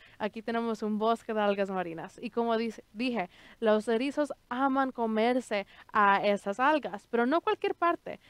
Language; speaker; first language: Spanish; early bilingual, heritage; Spanish